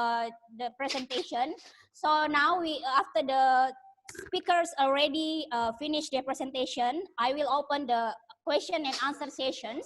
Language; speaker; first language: English; non-native, learner; Indonesian